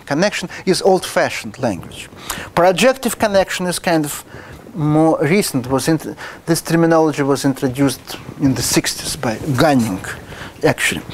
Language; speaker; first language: English; non-native, fluent; Russian